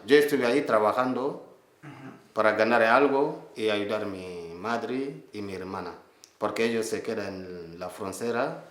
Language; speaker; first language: Spanish; non-native, learner; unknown